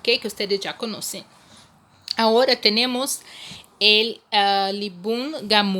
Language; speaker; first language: Spanish; non-native, fluent; Portuguese